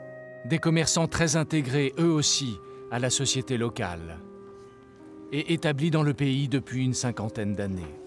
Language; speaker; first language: French; native; French